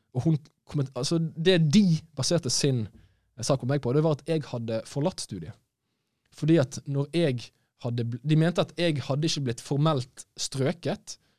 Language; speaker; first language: Norwegian; native; Norwegian